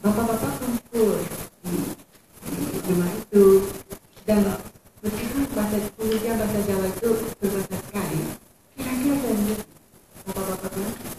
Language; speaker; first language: Indonesian; non-native, fluent; Japanese